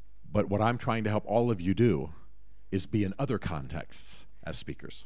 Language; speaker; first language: English; native; English